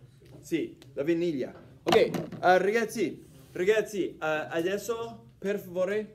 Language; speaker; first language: Italian; non-native, fluent; English